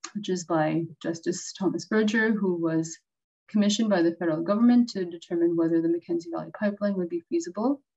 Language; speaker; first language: English; native; English